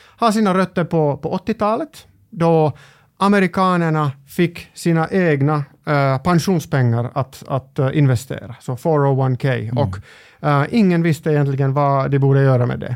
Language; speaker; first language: Swedish; non-native, local second language; Finnish